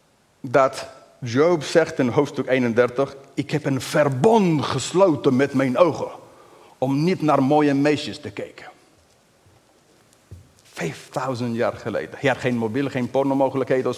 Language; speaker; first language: Dutch; non-native, fluent; English